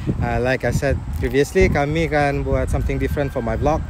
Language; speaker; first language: English; non-native, local second language; Malay